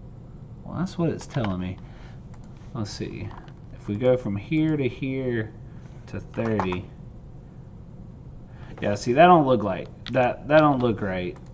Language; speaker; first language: English; native; English